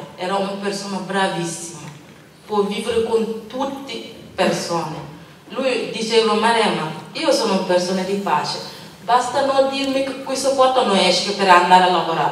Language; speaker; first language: Italian; non-native, learner; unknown